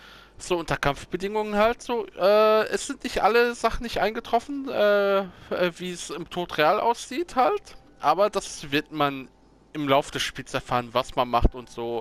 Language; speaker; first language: German; native; German